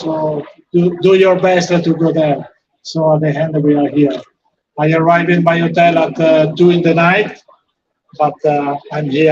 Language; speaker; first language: English; non-native, fluent; Italian